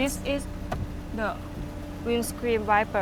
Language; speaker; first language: English; non-native, learner; Thai